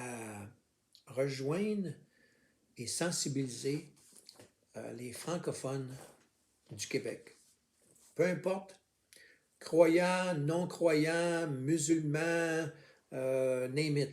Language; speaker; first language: French; native; French